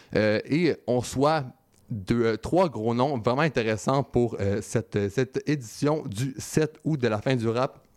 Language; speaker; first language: French; native; French